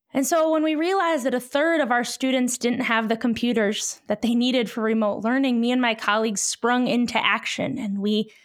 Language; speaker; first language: English; native; English